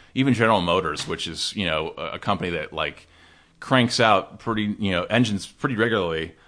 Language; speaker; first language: English; native; English